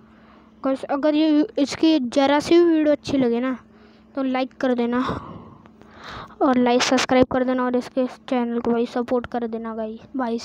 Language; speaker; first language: Hindi; native; Hindi